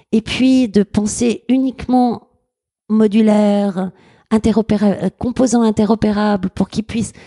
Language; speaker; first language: French; native; French